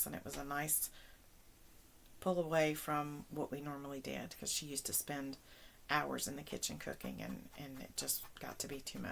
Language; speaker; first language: English; native; English